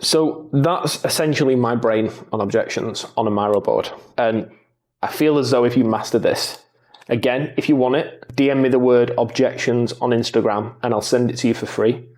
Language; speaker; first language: English; native; English